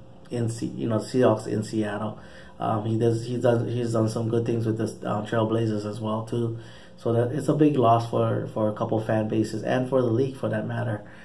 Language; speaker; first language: English; native; English